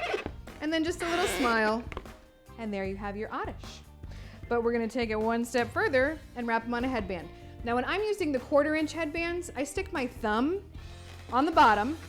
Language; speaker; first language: English; native; English